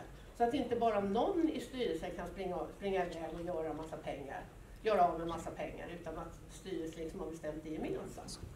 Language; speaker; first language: Swedish; native; Swedish